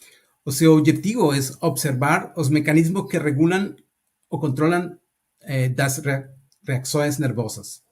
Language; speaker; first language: Portuguese; non-native, learner; Spanish